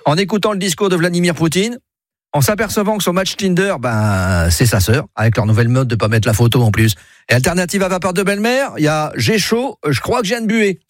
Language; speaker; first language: French; native; French